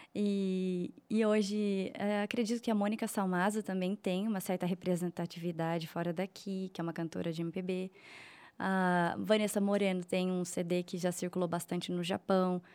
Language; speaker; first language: Portuguese; native; Portuguese